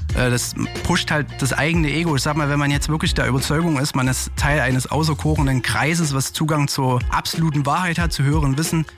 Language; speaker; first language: German; native; German